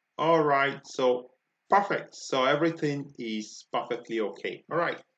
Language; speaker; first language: English; non-native, local second language; Igbo